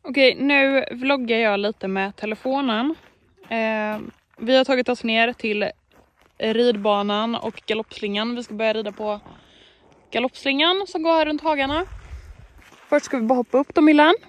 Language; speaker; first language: Swedish; native; Swedish